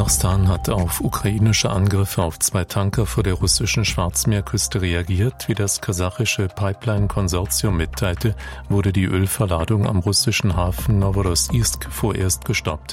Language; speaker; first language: German; native; German